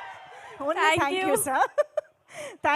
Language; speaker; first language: Telugu; native; Telugu